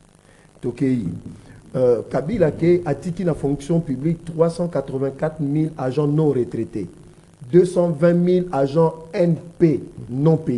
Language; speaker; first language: French; non-native, local second language; Lingala